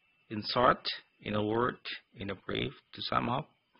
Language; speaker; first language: English; non-native, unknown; Indonesian